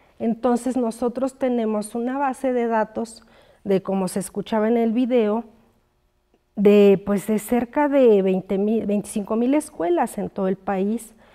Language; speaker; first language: Spanish; native; Spanish